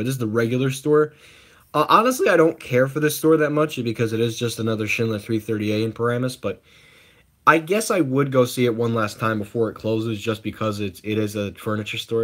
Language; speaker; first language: English; native; English